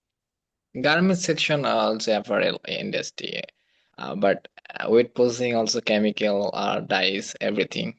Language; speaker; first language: English; non-native, learner; Bangla